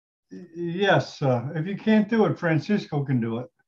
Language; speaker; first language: English; native; English